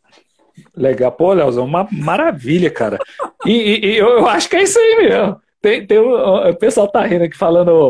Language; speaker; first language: Portuguese; native; Portuguese